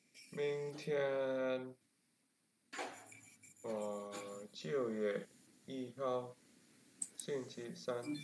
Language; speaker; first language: Chinese; non-native, learner; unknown